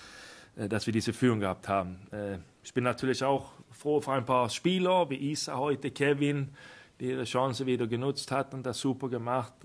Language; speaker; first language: German; non-native, fluent; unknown